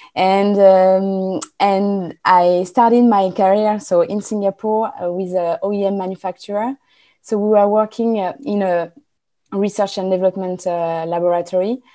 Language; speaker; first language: English; non-native, fluent; French